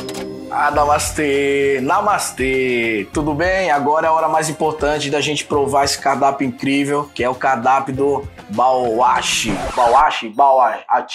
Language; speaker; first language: Portuguese; native; Portuguese